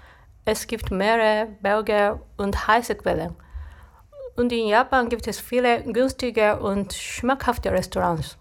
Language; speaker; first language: German; non-native, fluent; Japanese